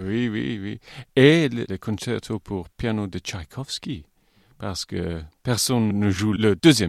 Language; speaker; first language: French; non-native, fluent; English